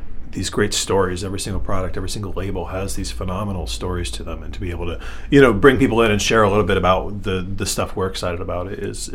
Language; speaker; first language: English; native; English